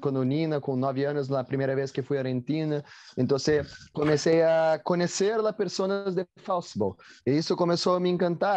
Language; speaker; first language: Spanish; non-native, learner; Portuguese